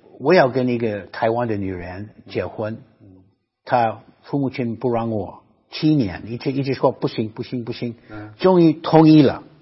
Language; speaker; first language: Chinese; non-native, fluent; English